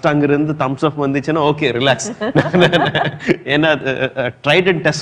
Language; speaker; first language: Tamil; non-native, fluent; Telugu